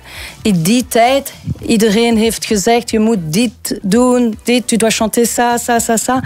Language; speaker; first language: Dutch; non-native, local second language; French